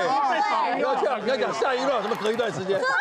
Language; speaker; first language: Chinese; native; Chinese